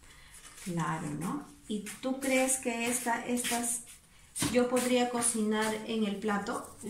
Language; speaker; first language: Spanish; native; Spanish